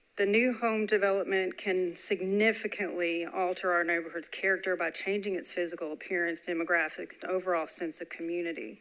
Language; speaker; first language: English; native; English